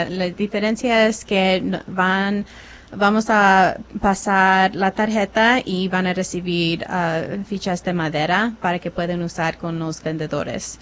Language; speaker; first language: Spanish; non-native, fluent; English